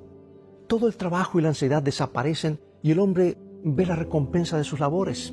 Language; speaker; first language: Spanish; native; Spanish